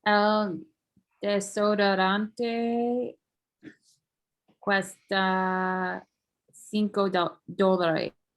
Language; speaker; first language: Spanish; non-native, learner; English